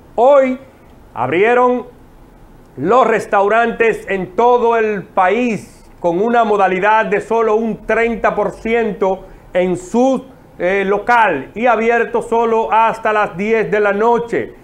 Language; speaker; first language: Spanish; native; Spanish